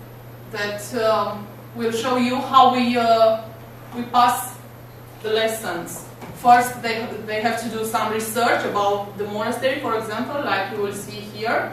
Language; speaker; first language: English; non-native, learner; Romanian